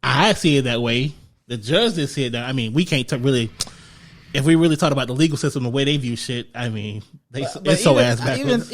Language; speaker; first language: English; native; English